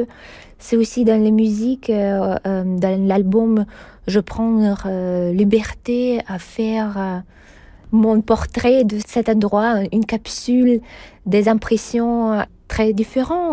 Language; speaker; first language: French; non-native, fluent; Russian